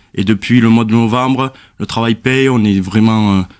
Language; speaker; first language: French; native; French